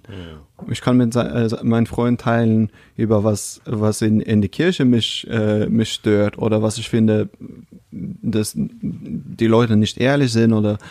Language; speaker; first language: German; non-native, fluent; Russian